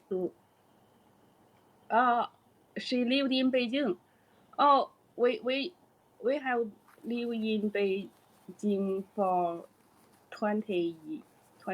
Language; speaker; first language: English; non-native, learner; Chinese